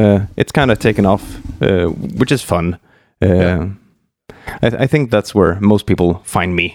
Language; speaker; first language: English; non-native, fluent; Swedish